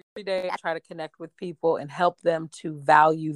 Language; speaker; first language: English; native; English